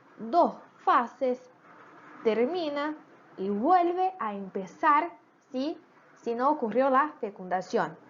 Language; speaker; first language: Spanish; native; Spanish